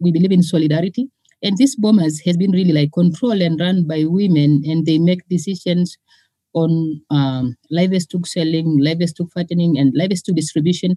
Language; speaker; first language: English; non-native, local second language; Masai